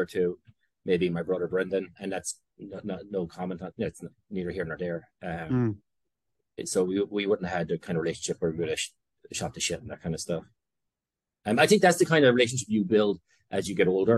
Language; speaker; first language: English; native; English